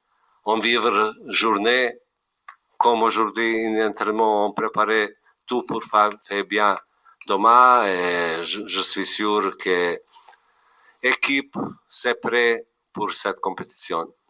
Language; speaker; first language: French; non-native, learner; Bosnian